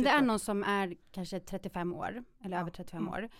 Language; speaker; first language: Swedish; native; Swedish